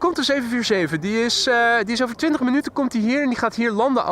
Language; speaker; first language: Dutch; native; Dutch